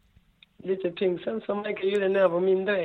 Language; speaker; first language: Swedish; non-native, learner; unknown